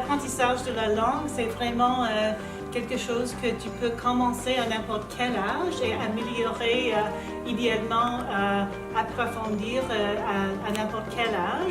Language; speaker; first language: French; non-native, local second language; English